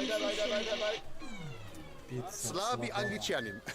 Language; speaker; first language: Russian; non-native, learner; English